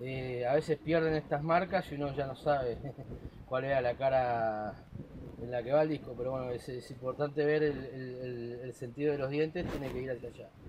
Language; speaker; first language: Spanish; native; Spanish